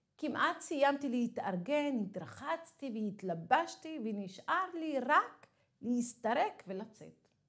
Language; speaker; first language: Hebrew; non-native, local second language; Arabic